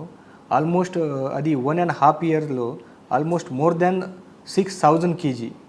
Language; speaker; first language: Telugu; non-native, fluent; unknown